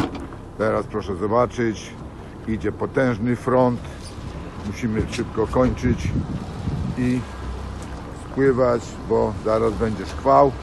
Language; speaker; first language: Polish; native; Polish